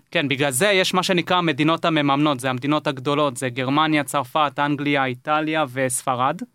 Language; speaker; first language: Hebrew; native; Hebrew